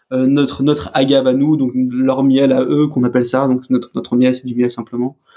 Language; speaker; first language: French; native; French